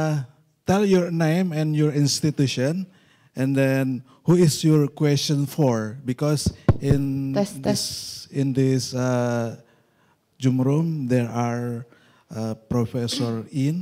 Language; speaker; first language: English; non-native, local second language; Indonesian